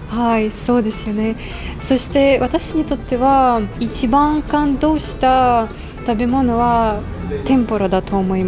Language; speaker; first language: Japanese; non-native, fluent; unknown